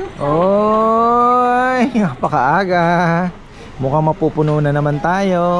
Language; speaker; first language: Filipino; non-native, local second language; Bikol